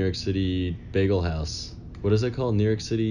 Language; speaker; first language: English; native; English